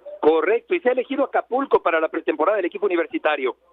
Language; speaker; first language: Spanish; native; Spanish